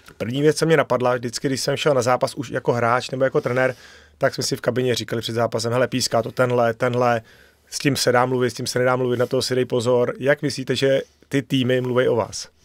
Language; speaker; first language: Czech; native; Czech